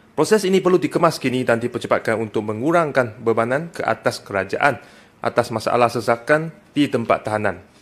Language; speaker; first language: Malay; non-native, local second language; Chinese